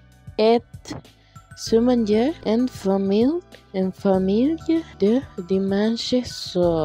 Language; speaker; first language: French; non-native, learner; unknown